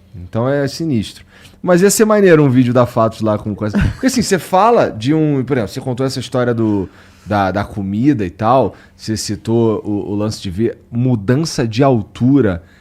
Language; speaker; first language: Portuguese; native; Portuguese